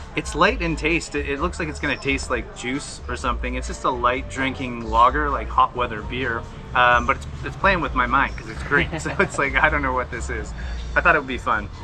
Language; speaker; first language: English; native; English